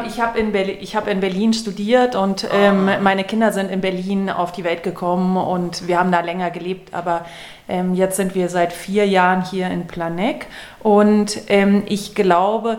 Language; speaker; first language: German; native; German